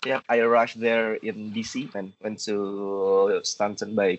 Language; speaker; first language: English; non-native, learner; Indonesian